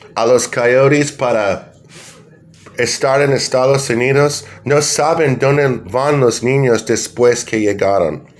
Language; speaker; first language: Spanish; non-native, learner; English